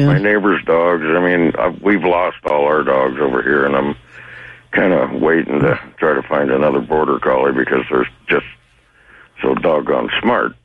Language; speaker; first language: English; native; English